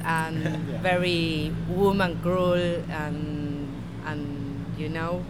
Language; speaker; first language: English; non-native, learner; Spanish